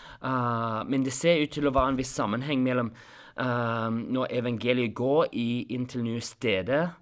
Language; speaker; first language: Norwegian; non-native, fluent; English